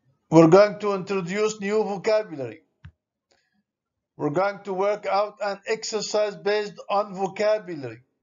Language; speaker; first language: English; non-native, fluent; Arabic